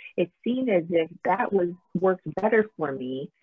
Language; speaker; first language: English; native; English